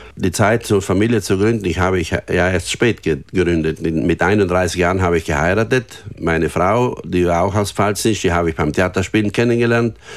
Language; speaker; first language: German; native; German